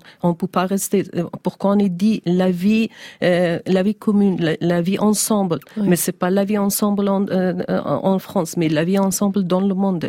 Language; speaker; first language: French; non-native, learner; Persian